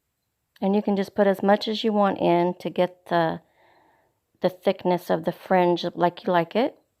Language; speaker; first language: English; native; English